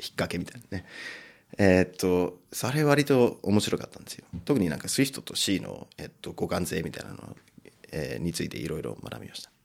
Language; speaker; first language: Japanese; non-native, fluent; English